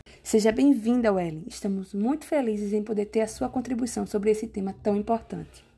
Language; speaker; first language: Portuguese; native; Portuguese